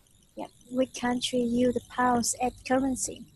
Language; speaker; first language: English; non-native, fluent; Vietnamese